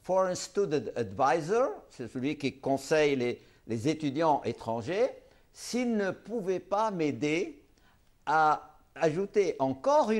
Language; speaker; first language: French; non-native, local second language; Arabic